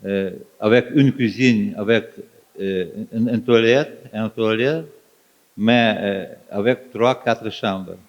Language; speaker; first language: French; non-native, fluent; Ukrainian